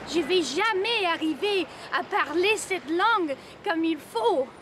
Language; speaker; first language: French; non-native, fluent; English